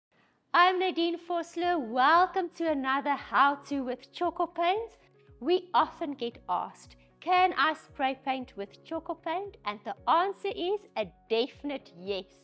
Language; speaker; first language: English; non-native, local second language; Afrikaans